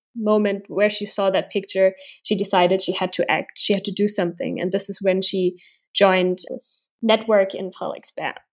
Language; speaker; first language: English; non-native, fluent; German